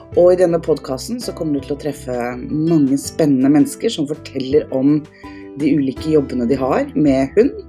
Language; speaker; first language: Norwegian; native; Norwegian